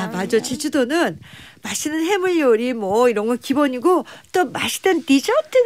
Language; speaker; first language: Korean; native; Korean